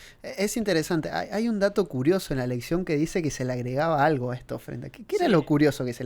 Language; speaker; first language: Spanish; native; Spanish